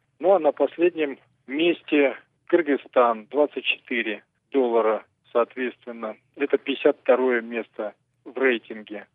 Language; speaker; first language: Russian; native; Russian